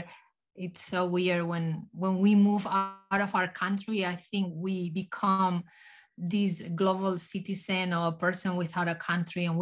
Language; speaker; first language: English; non-native, fluent; Spanish